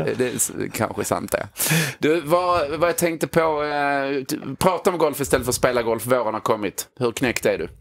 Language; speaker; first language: Swedish; native; Swedish